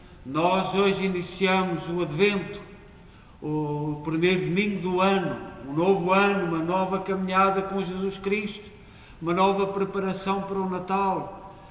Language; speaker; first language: Portuguese; native; Portuguese